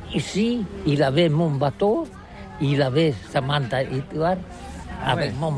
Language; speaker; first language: French; non-native, learner; Catalan